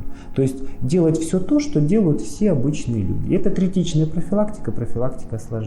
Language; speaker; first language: Russian; native; Russian